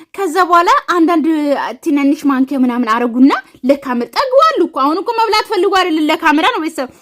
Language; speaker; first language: Amharic; native; Amharic